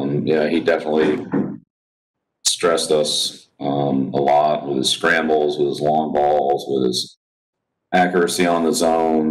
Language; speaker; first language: English; native; English